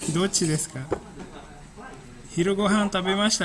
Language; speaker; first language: Japanese; non-native, fluent; Indonesian